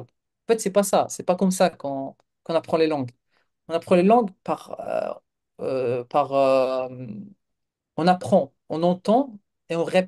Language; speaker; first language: French; non-native, local second language; Kabyle